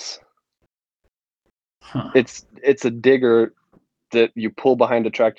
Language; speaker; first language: English; native; English